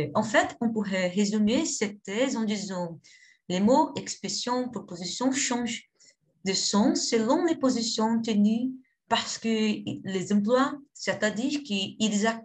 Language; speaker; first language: French; non-native, fluent; Portuguese